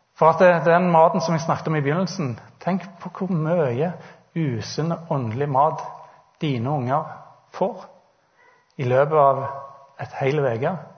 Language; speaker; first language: Norwegian; native; Norwegian